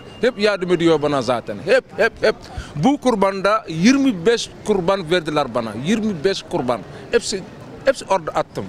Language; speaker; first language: Turkish; non-native, learner; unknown